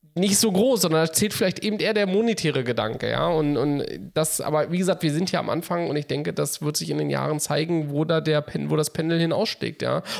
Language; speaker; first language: German; early bilingual, heritage; Polish